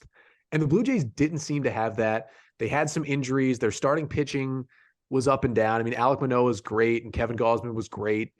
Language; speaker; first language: English; native; English